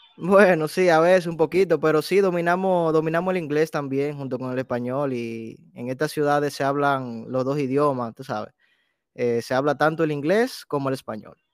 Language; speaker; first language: Spanish; native; Spanish